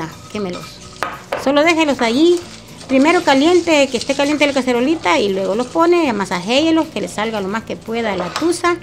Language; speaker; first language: Spanish; native; Spanish